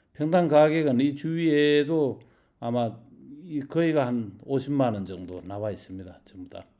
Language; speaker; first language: Korean; native; Korean